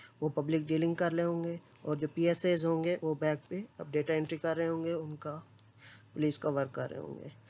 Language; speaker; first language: Urdu; non-native, local second language; Punjabi